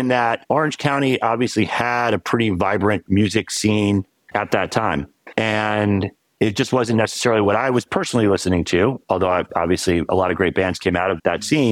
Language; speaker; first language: English; native; English